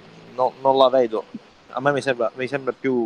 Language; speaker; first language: Italian; native; Italian